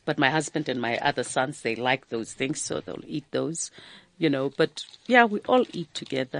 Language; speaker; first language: English; non-native, local second language; Zulu